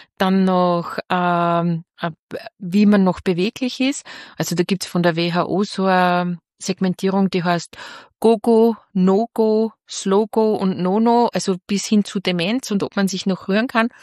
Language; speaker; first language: German; native; German